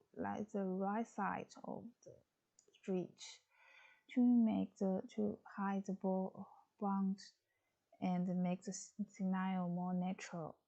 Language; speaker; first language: English; non-native, fluent; Chinese